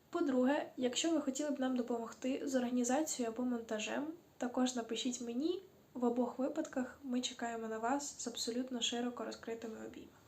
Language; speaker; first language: Ukrainian; native; Ukrainian